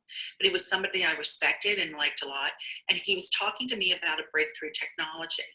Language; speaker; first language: English; native; English